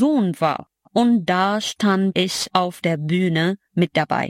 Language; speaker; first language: German; non-native, fluent; Arabic